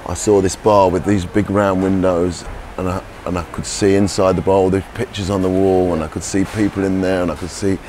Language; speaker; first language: English; native; English